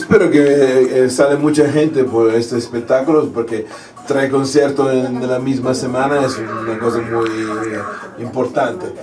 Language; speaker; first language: Spanish; non-native, learner; Italian